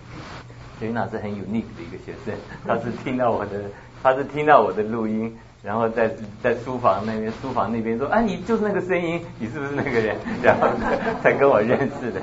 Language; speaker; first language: Chinese; native; Chinese